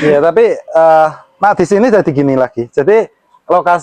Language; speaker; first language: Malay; non-native, local second language; Javanese